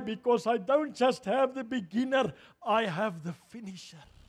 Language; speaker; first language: English; non-native, local second language; Afrikaans